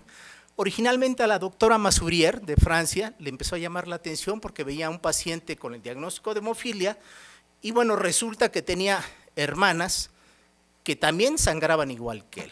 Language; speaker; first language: Spanish; native; Spanish